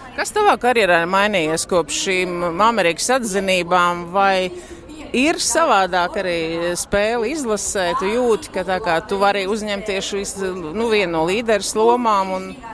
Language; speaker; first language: Latvian; native; Latvian